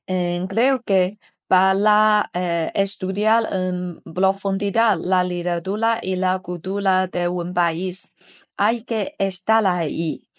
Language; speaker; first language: Spanish; non-native, fluent; Chinese